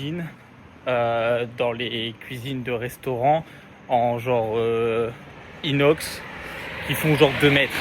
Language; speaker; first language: French; native; French